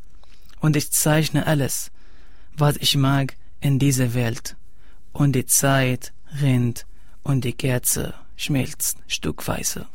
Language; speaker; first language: German; non-native, learner; Arabic